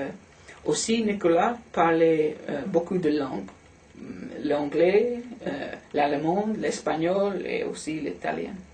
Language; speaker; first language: French; non-native, learner; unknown